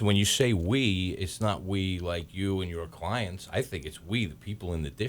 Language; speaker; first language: English; native; English